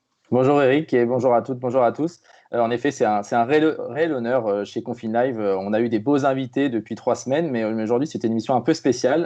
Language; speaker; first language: French; native; French